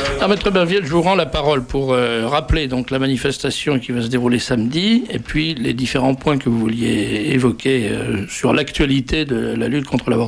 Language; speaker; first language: French; native; French